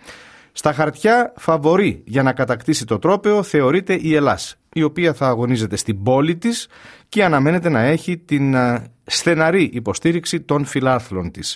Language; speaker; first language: Greek; native; Greek